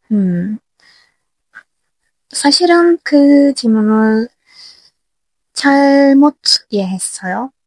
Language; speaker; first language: Korean; non-native, learner; Turkish